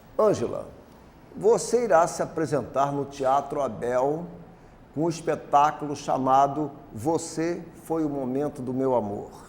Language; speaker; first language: Portuguese; native; Portuguese